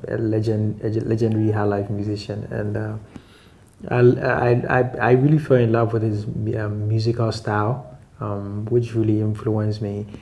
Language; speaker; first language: English; non-native, local second language; Akan